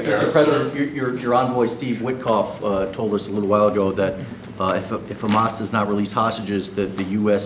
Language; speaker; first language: English; native; English